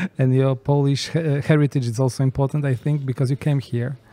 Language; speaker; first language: English; non-native, fluent; Polish